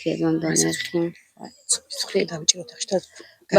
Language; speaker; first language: French; non-native, fluent; Georgian